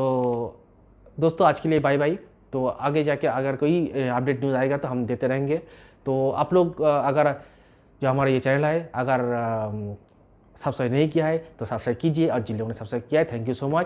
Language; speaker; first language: Hindi; non-native, local second language; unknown